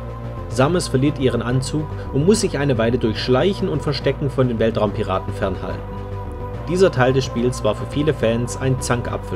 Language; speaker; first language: German; native; German